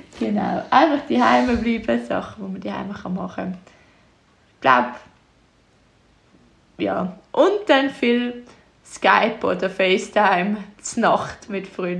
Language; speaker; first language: German; native; German